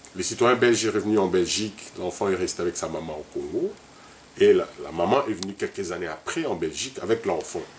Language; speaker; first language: French; non-native, local second language; Lingala